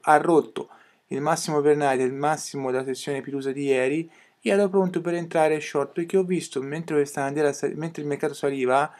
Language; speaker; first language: Italian; native; Italian